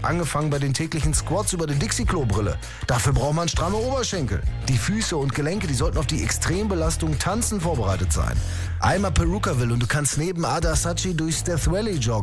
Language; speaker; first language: German; native; German